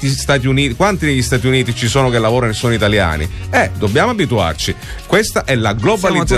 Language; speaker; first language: Italian; native; Italian